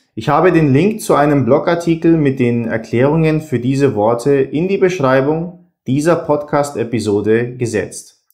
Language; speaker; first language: German; native; German